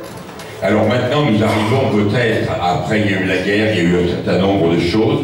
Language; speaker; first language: French; native; French